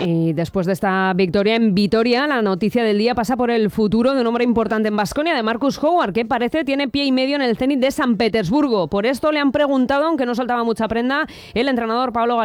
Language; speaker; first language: Spanish; native; Spanish